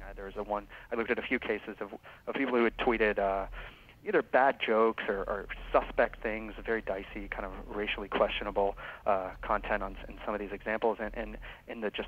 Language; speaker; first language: English; native; English